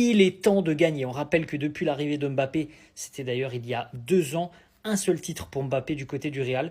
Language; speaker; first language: French; native; French